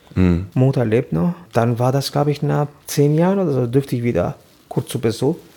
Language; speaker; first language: German; non-native, fluent; Albanian